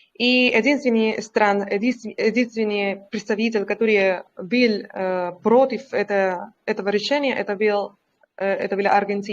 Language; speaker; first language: Russian; non-native, learner; Spanish